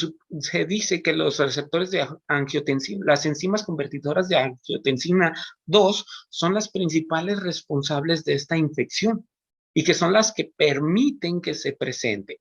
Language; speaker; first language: Spanish; native; Spanish